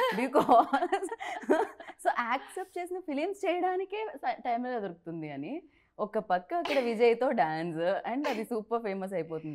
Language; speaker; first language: Telugu; native; Telugu